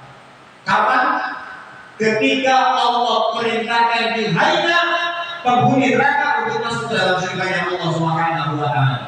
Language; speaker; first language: Indonesian; native; Indonesian